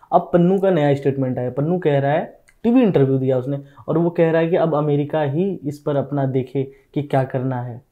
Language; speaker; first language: Hindi; native; Hindi